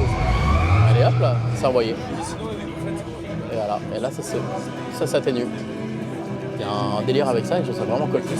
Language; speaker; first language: French; native; French